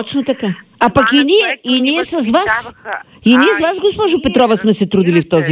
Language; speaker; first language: Bulgarian; native; Bulgarian